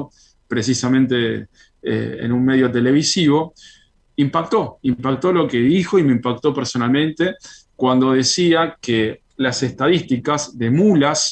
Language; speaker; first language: Spanish; native; Spanish